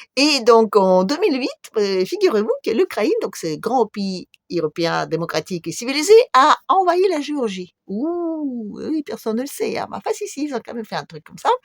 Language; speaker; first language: French; non-native, fluent; Russian